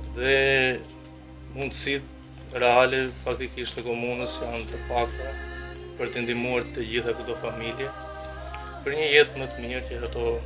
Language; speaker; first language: Albanian; native; Albanian